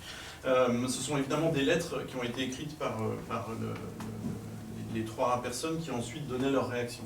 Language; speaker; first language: French; native; French